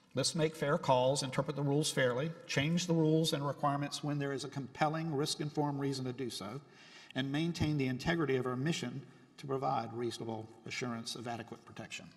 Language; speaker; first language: English; native; English